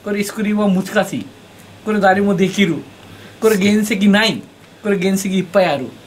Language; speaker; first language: Japanese; non-native, learner; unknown